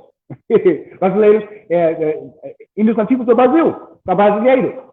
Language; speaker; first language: Portuguese; non-native, learner; English